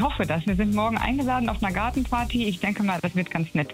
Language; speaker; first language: German; native; German